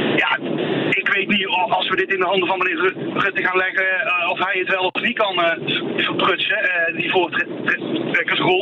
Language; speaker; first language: Dutch; native; Dutch